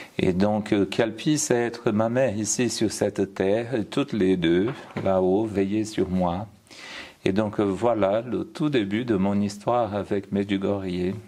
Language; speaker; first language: French; non-native, fluent; Portuguese